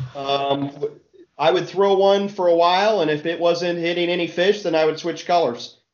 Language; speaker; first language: English; native; English